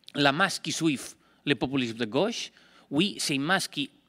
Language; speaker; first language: French; non-native, fluent; Spanish